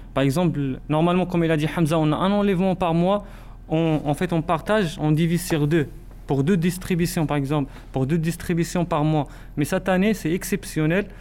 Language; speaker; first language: French; non-native, local second language; Arabic